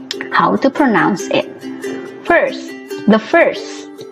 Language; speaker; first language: English; non-native, fluent; Indonesian